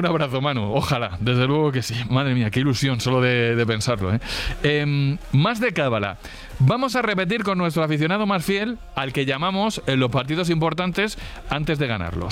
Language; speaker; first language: Spanish; native; Spanish